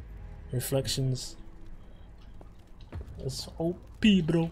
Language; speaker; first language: English; native; English